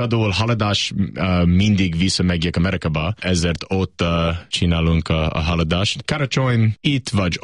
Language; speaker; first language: Hungarian; non-native, learner; English